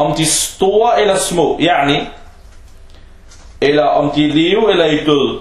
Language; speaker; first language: Danish; non-native, fluent; Arabic